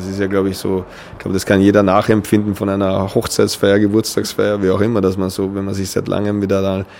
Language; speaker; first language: German; native; German